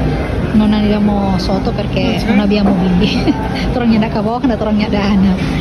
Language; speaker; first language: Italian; non-native, learner; Indonesian